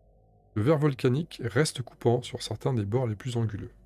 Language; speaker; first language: French; native; French